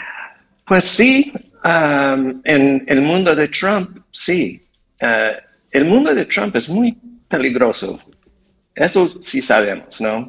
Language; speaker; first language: Spanish; non-native, fluent; English